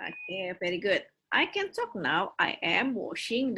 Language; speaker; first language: English; non-native, fluent; Indonesian